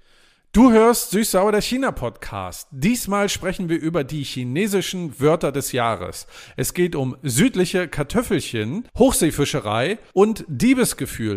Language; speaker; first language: German; native; German